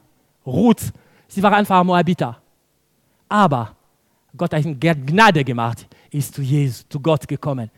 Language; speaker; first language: German; non-native, fluent; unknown